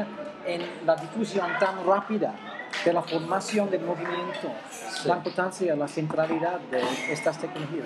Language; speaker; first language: Spanish; non-native, fluent; English